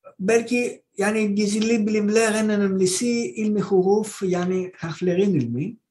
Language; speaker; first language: Turkish; non-native, learner; Greek